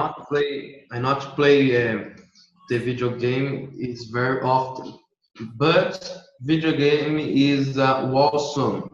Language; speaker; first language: English; non-native, learner; Portuguese